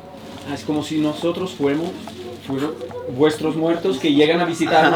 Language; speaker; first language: Spanish; non-native, learner; Italian